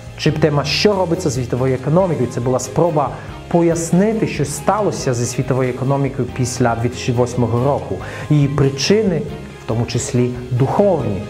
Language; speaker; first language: Ukrainian; non-native, fluent; Russian